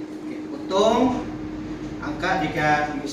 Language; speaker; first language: Malay; native; Malay